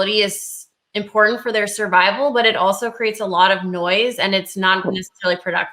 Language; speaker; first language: English; native; English